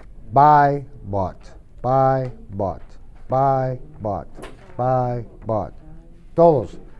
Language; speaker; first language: English; native; English